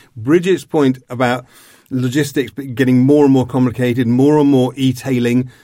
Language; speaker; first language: English; native; English